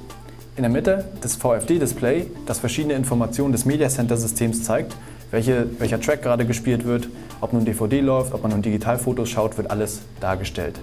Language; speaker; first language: German; native; German